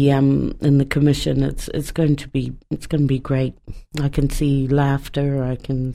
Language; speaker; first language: English; native; English